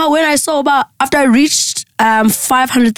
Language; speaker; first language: English; non-native, local second language; Xhosa